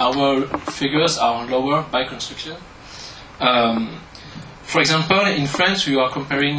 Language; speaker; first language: English; non-native, learner; French